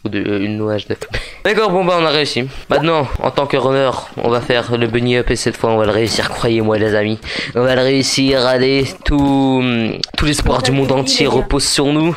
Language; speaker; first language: French; native; French